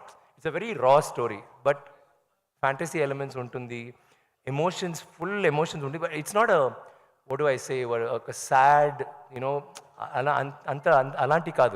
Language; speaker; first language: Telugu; non-native, local second language; Tamil